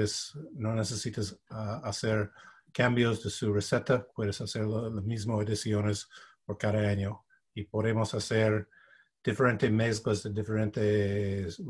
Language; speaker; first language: Spanish; non-native, fluent; English